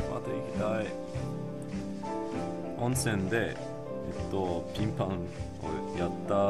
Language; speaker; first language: Japanese; non-native, learner; English